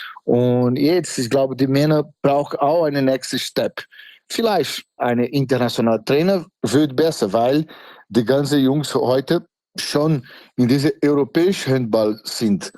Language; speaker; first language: German; non-native, fluent; Portuguese